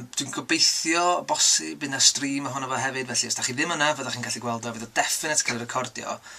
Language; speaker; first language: Welsh; native; Welsh